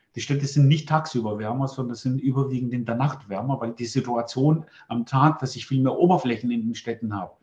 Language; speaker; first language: German; non-native, fluent; Greek